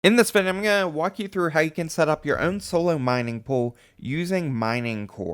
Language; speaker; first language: English; native; English